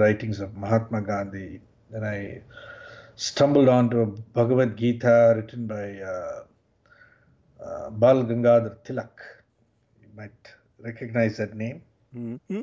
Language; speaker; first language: English; non-native, local second language; Tamil